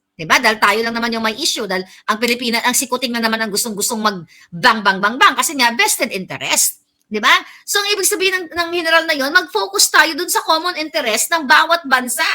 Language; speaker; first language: Filipino; non-native, local second language; Cebuano